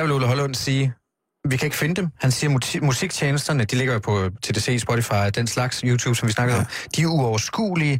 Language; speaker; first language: Danish; native; Danish